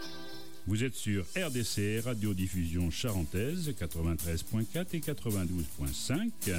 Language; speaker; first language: French; native; French